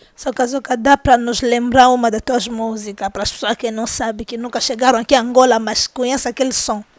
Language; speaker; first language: Portuguese; non-native, fluent; Lingala